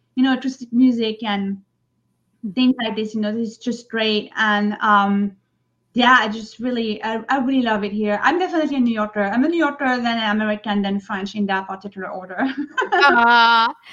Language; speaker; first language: English; non-native, fluent; French